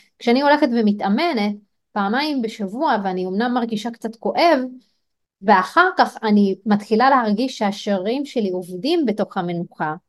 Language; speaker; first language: Hebrew; non-native, local second language; Arabic